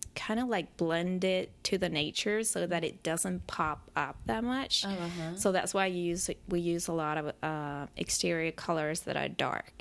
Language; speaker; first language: English; non-native, fluent; Finnish